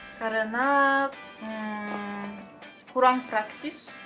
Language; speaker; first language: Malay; non-native, learner; Russian